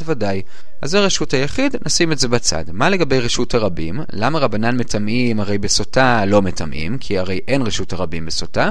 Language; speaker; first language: Hebrew; native; Hebrew